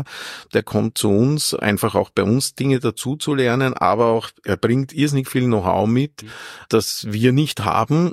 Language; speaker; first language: German; native; German